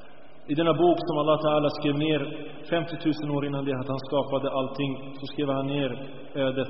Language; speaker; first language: Swedish; early bilingual, other home language; Arabic